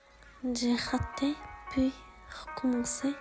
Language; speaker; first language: French; non-native, fluent; Korean